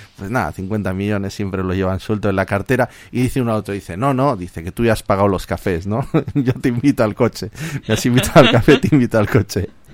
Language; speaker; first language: Spanish; native; Spanish